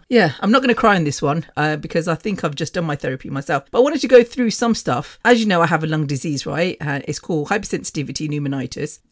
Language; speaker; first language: English; early bilingual, other home language; Punjabi